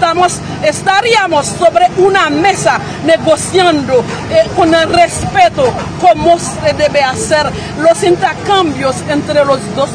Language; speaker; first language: Spanish; non-native, fluent; Haitian Creole